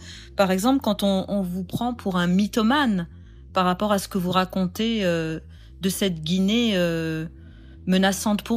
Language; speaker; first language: French; native; French